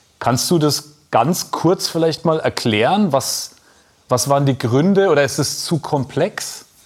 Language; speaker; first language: German; native; German